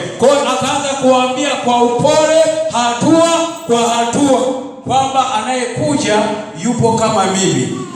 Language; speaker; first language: Swahili; non-native, local second language; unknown